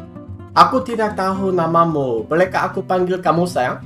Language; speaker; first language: Indonesian; non-native, learner; English